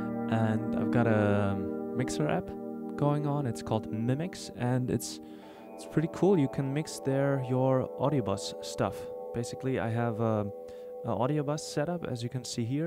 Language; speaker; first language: English; non-native, fluent; German